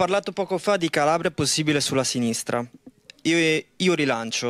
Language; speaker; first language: Italian; native; Italian